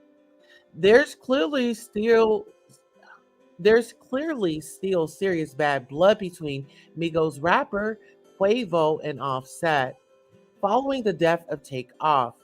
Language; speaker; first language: English; native; English